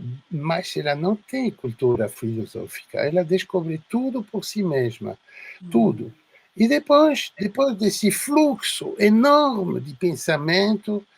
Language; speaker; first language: Portuguese; non-native, fluent; French